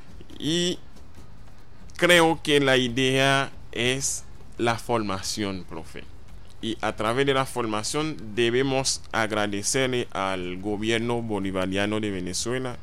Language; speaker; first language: Spanish; non-native, fluent; Haitian Creole